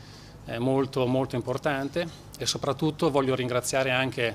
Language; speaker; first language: Italian; native; Italian